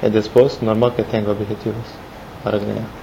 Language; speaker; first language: Portuguese; non-native, learner; Spanish